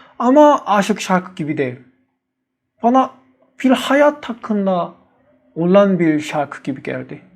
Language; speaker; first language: Turkish; non-native, learner; Korean